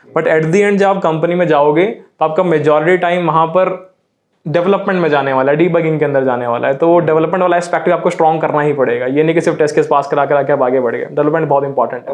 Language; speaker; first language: Hindi; native; Hindi